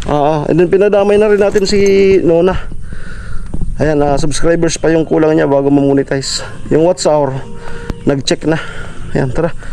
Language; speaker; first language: Filipino; non-native, local second language; Bikol